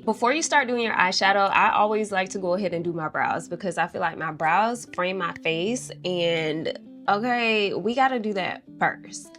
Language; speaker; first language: English; native; English